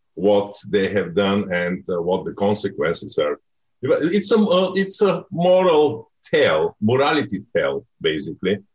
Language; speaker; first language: English; non-native, fluent; Bulgarian